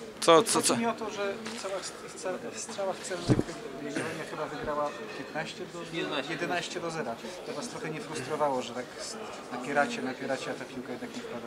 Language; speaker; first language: Polish; native; Polish